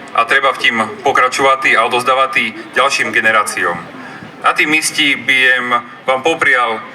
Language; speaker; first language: Slovak; non-native, local second language; Rusyn